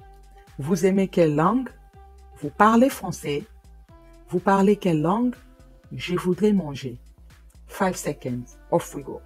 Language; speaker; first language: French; non-native, fluent; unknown